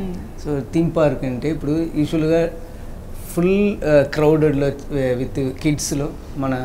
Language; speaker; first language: Telugu; non-native, learner; Tamil